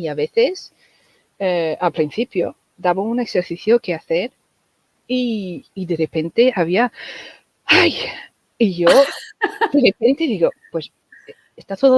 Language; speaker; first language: Spanish; non-native, fluent; English